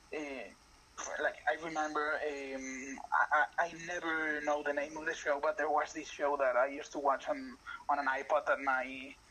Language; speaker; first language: English; non-native, fluent; Spanish